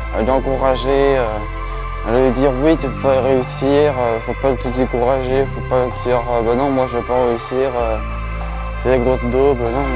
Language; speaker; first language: French; native; French